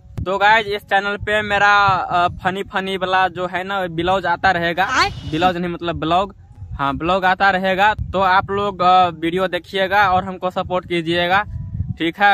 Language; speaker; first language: Hindi; non-native, local second language; Maithili